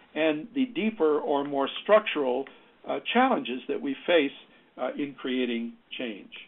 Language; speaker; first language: English; native; English